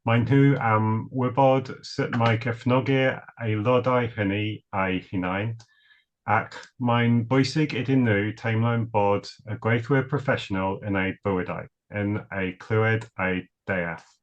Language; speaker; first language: Welsh; non-native, learner; English